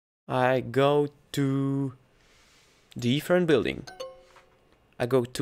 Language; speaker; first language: English; non-native, learner; Russian